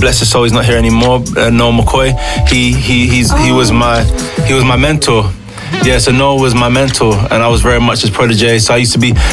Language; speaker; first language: English; native; English